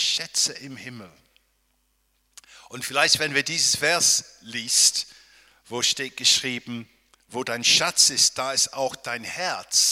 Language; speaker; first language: German; non-native, fluent; English